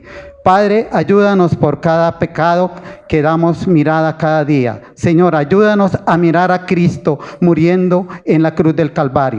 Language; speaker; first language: Spanish; native; Spanish